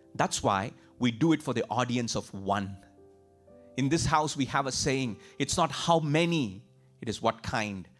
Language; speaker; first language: English; non-native, local second language; Tamil